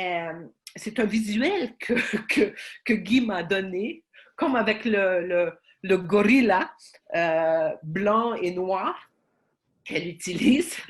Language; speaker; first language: French; non-native, fluent; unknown